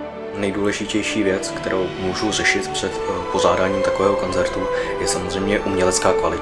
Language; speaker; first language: Czech; native; Czech